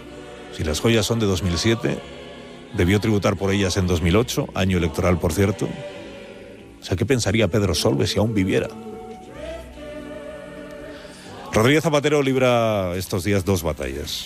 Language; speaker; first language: Spanish; native; Spanish